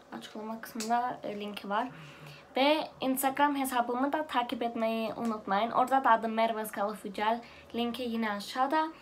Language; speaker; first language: Turkish; early bilingual, heritage; Turkish